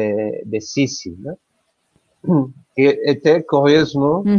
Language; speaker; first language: French; non-native, fluent; Spanish